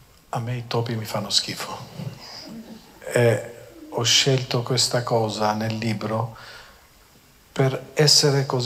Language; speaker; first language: Italian; non-native, fluent; Albanian